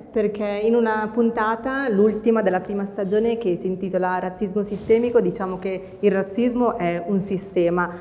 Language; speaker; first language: Italian; early bilingual, other home language; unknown